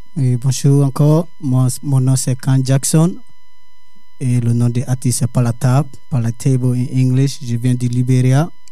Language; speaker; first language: French; non-native, learner; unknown